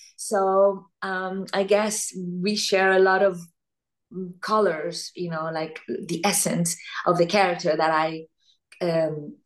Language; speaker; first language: English; non-native, fluent; Italian